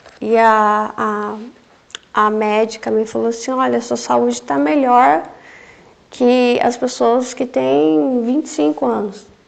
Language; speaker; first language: Portuguese; native; Portuguese